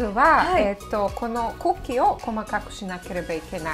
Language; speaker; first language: Japanese; non-native, fluent; Serbian